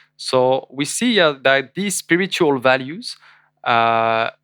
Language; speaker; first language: English; non-native, fluent; French